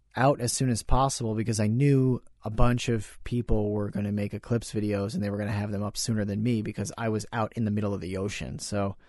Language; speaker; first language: English; native; English